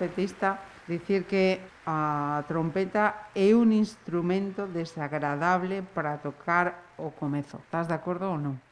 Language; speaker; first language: Galician; native; Galician